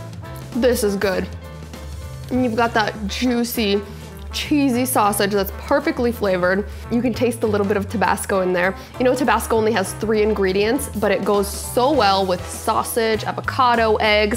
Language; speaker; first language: English; native; English